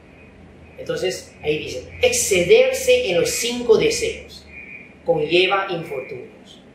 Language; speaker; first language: Spanish; non-native, fluent; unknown